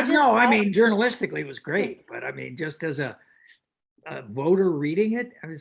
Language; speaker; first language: English; native; English